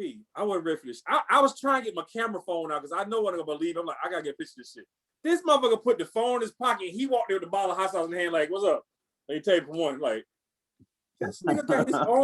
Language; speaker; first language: English; native; English